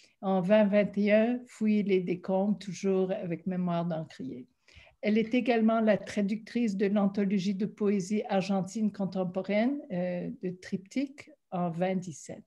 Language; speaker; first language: French; non-native, local second language; English